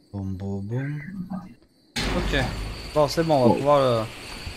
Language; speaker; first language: French; native; French